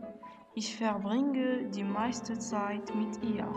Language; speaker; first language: German; non-native, learner; Arabic